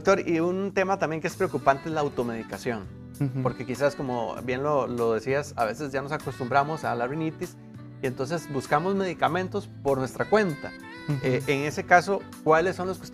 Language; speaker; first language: Spanish; native; Spanish